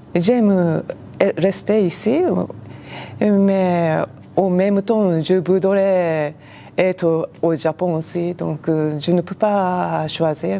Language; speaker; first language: French; non-native, learner; Japanese